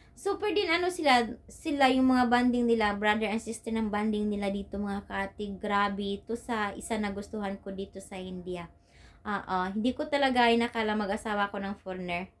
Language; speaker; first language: Filipino; non-native, local second language; Cebuano